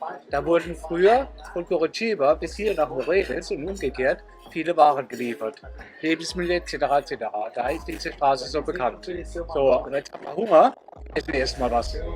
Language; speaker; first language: German; native; German